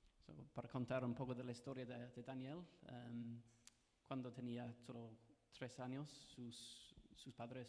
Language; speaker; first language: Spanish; non-native, fluent; English